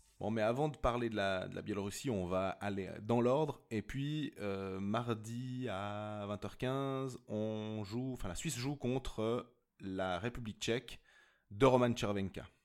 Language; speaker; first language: French; native; French